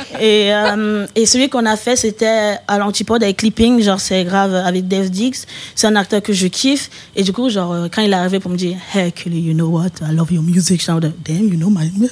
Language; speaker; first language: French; early bilingual, other home language; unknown